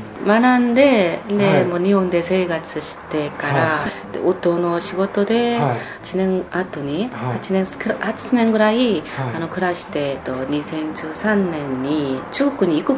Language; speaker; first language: Japanese; non-native, fluent; Korean